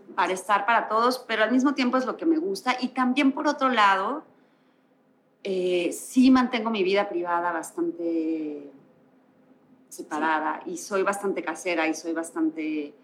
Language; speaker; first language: Spanish; native; Spanish